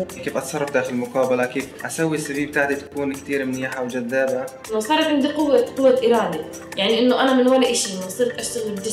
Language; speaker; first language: Arabic; native; Arabic